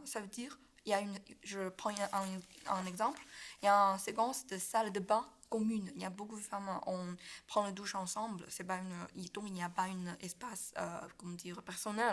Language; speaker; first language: French; non-native, learner; Chinese